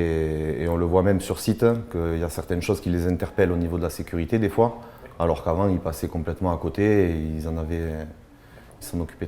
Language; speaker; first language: French; native; French